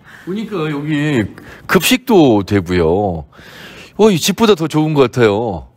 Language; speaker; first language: Korean; native; Korean